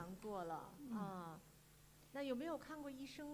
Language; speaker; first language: Chinese; native; Chinese